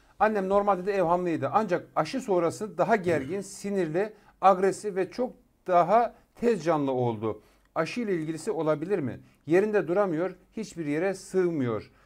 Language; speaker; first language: Turkish; native; Turkish